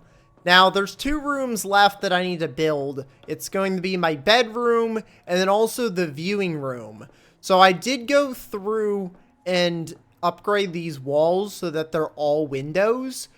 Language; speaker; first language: English; native; English